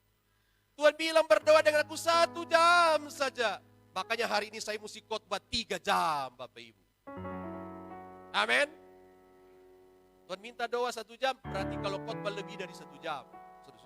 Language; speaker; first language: Indonesian; native; Indonesian